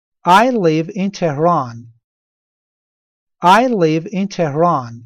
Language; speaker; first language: English; non-native, learner; Persian